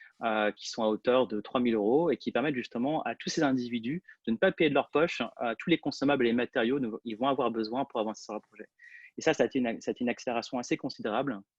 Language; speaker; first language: French; native; French